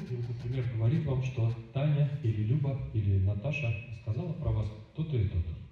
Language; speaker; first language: Russian; native; Russian